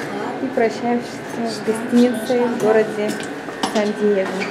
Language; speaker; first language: Russian; native; Russian